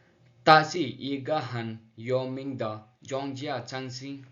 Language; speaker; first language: Chinese; non-native, learner; Telugu